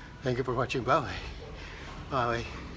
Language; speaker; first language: English; non-native, local second language; Filipino